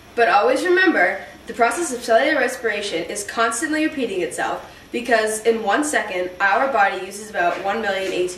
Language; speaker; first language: English; native; English